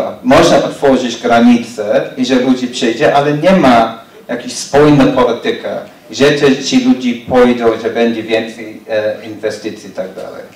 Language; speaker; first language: Polish; non-native, learner; English